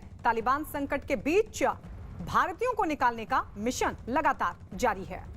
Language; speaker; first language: Hindi; native; Hindi